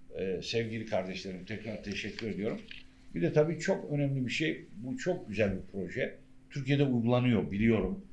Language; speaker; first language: Turkish; native; Turkish